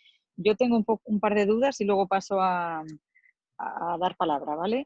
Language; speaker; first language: Spanish; native; Spanish